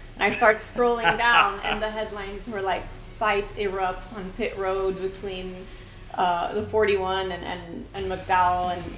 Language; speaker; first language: English; non-native, fluent; Portuguese